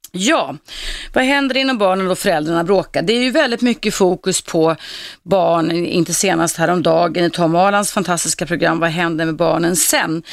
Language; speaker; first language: Swedish; native; Swedish